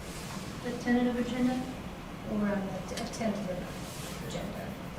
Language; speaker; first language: English; native; English